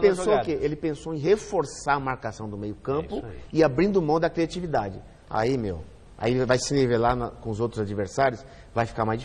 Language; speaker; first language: Portuguese; native; Portuguese